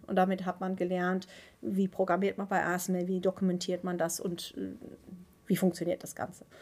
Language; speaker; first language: German; non-native, fluent; Dutch